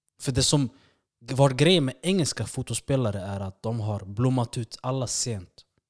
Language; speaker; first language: Swedish; early bilingual, other home language; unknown